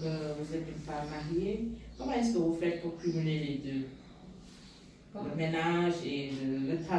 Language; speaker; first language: French; non-native, local second language; Wolof